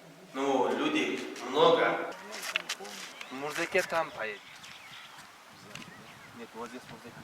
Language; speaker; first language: Russian; non-native, local second language; Kyrgyz